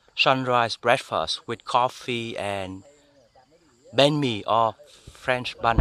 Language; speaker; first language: English; non-native, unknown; Vietnamese